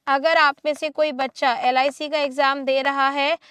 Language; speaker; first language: Hindi; native; Hindi